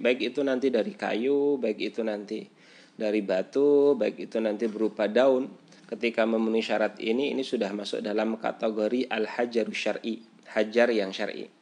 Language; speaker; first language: Indonesian; native; Indonesian